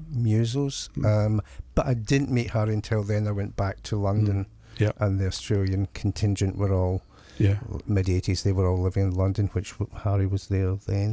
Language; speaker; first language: English; native; English